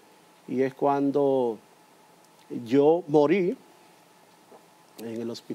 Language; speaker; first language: Spanish; native; Spanish